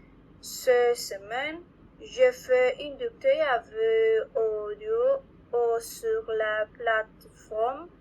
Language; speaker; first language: French; non-native, learner; Spanish